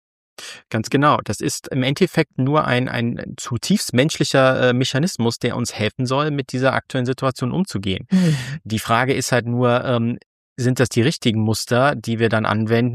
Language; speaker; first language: German; native; German